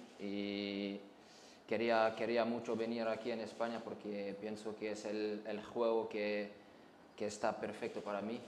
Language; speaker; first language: Spanish; non-native, learner; French